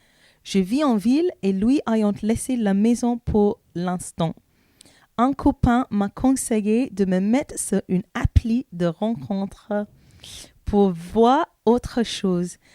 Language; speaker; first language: French; non-native, learner; English